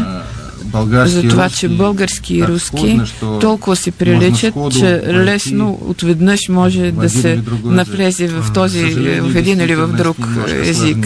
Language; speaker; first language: Bulgarian; non-native, fluent; Russian